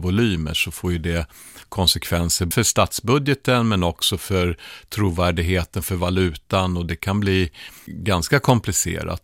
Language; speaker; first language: Swedish; native; Swedish